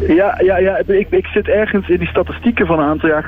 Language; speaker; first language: Dutch; native; Dutch